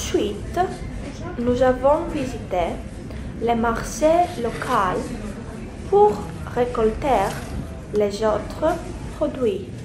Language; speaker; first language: French; non-native, learner; Greek